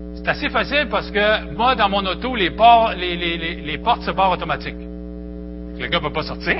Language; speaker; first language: French; native; French